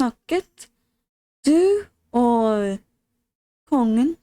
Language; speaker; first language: Norwegian; non-native, learner; English